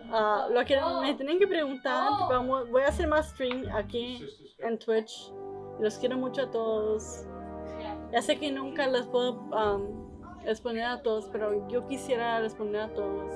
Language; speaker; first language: Spanish; early bilingual, heritage; Spanish